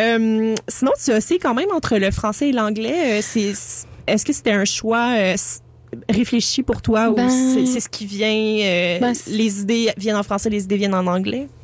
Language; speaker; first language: French; native; French